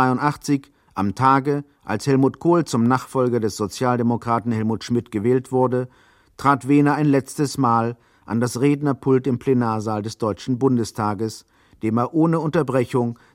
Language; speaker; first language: German; native; German